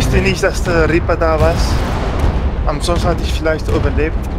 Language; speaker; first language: German; non-native, learner; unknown